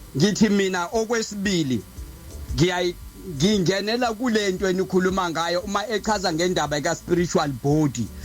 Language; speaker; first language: Zulu; non-native, local second language; Xhosa